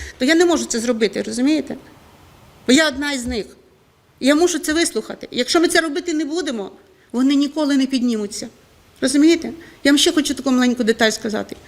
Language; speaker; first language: Ukrainian; native; Ukrainian